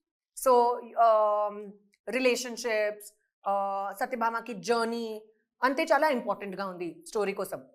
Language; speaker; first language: Telugu; non-native, local second language; Hindi